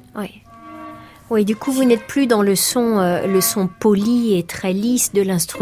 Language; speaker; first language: French; native; French